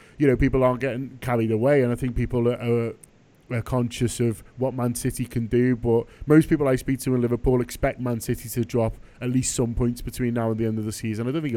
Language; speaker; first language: English; native; English